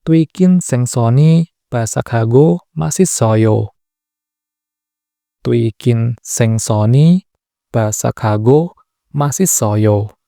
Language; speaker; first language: Korean; non-native, fluent; Indonesian